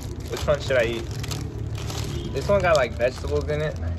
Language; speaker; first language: English; early bilingual, other home language; Korean